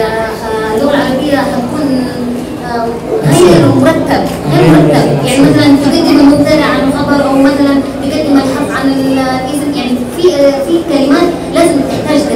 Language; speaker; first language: Arabic; early bilingual, other home language; Indonesian